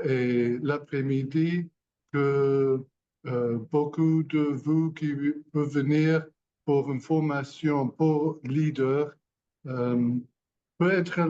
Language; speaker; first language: French; non-native, learner; English